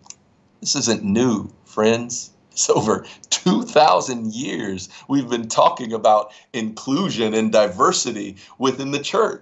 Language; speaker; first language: English; native; English